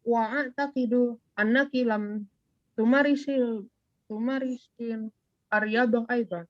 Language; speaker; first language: Arabic; non-native, learner; Indonesian